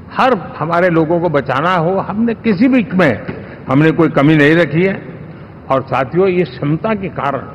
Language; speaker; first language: Hindi; non-native, local second language; Gujarati